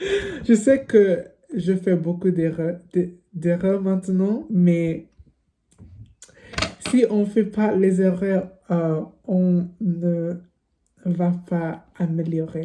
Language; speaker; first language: French; non-native, learner; English